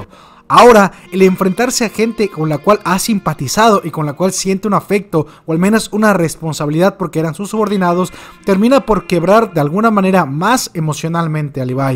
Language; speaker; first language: Spanish; native; Spanish